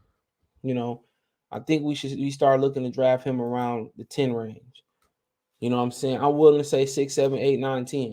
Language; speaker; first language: English; native; English